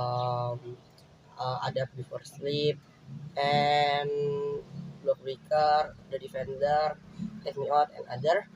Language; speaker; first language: English; non-native, learner; Indonesian